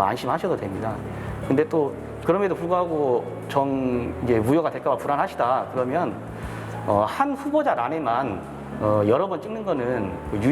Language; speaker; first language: Korean; native; Korean